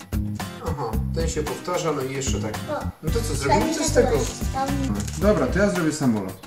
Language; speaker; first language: Polish; native; Polish